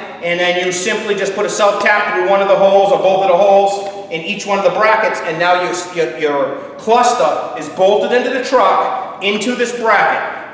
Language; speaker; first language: English; native; English